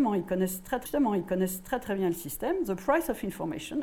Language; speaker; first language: French; native; French